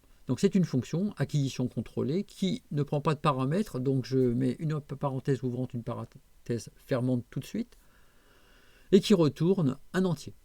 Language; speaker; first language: French; native; French